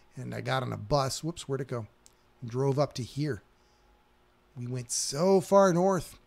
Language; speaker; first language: English; native; English